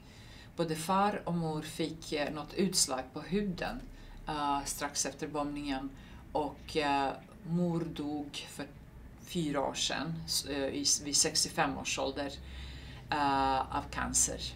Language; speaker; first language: Swedish; non-native, fluent; Serbian